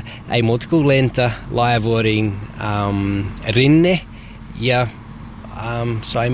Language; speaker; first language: Finnish; non-native, learner; English